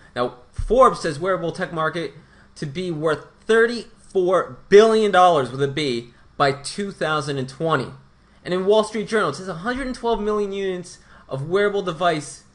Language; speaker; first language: English; non-native, fluent; Portuguese